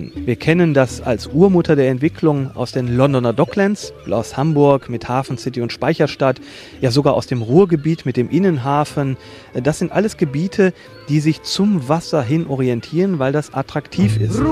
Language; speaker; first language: German; native; German